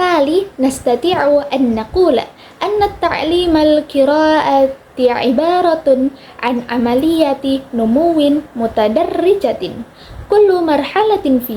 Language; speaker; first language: Arabic; non-native, learner; Indonesian